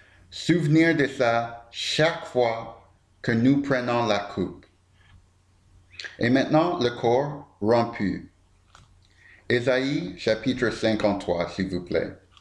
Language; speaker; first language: French; non-native, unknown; English